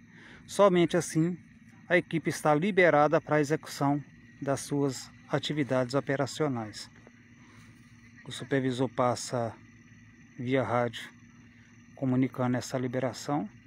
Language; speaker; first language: Portuguese; native; Portuguese